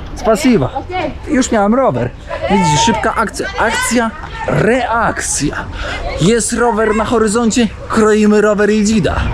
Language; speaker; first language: Polish; native; Polish